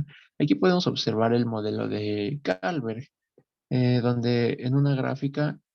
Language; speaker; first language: Spanish; native; Spanish